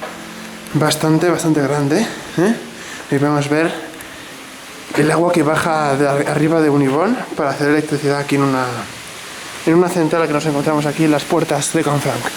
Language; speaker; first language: Spanish; native; Spanish